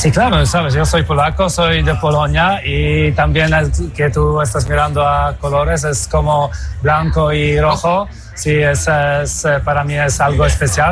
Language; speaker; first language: Spanish; non-native, fluent; Polish